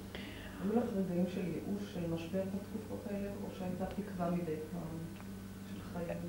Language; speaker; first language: Hebrew; native; Hebrew